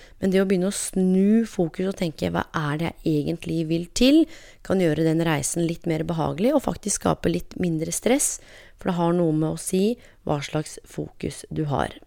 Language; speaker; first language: Norwegian; native; Norwegian